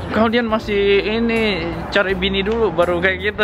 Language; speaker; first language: Indonesian; native; Indonesian